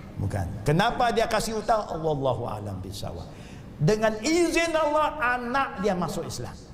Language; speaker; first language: Malay; non-native, local second language; Chinese